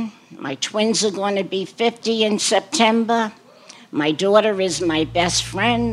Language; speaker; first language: English; native; English